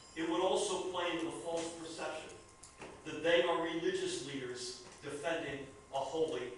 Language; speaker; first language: English; native; English